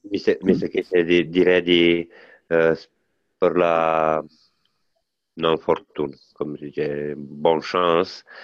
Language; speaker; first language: French; non-native, learner; Italian